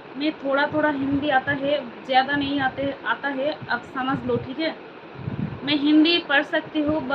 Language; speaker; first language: Hindi; non-native, local second language; Bangla